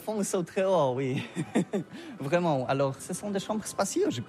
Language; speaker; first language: French; non-native, learner; Polish